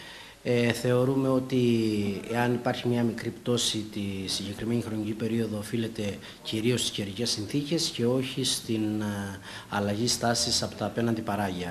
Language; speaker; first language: Greek; native; Greek